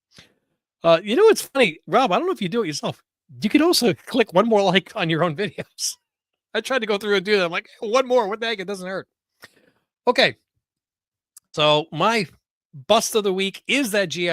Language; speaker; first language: English; native; English